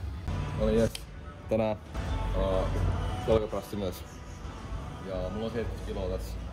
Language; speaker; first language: Finnish; native; Finnish